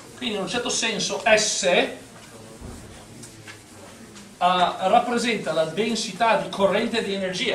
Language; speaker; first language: Italian; native; Italian